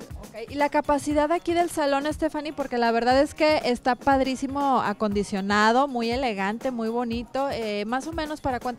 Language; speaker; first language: Spanish; native; Spanish